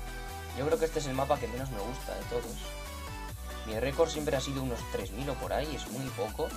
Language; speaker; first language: Spanish; native; Spanish